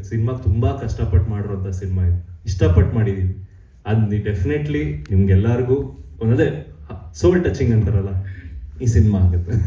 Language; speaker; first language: Kannada; native; Kannada